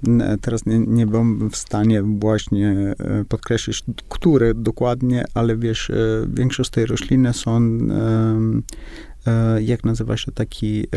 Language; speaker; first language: Polish; non-native, learner; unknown